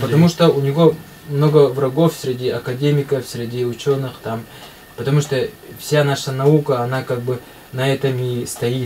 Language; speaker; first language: Russian; native; Russian